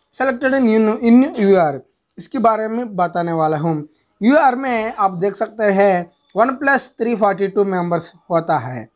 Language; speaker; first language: Hindi; non-native, local second language; Telugu